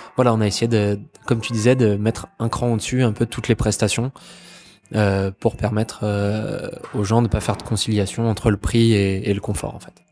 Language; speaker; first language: French; native; French